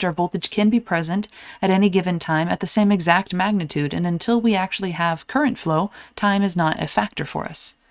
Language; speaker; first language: English; native; English